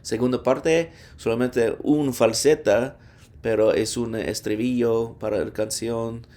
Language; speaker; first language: Spanish; non-native, learner; English